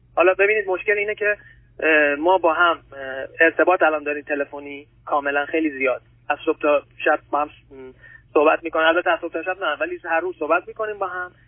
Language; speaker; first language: Persian; early bilingual, other home language; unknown